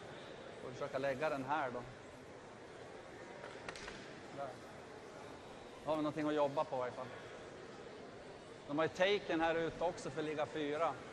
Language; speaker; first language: Swedish; native; Swedish